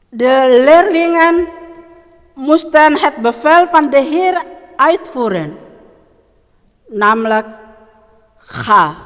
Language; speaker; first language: Dutch; non-native, learner; Indonesian